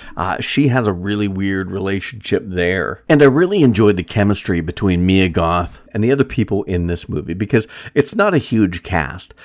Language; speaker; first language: English; early bilingual, other home language; German